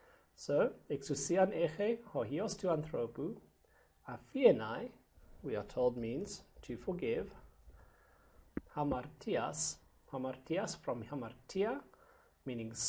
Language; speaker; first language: Greek; non-native, fluent; English